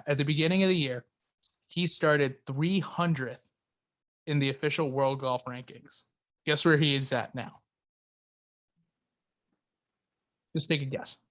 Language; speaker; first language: English; native; English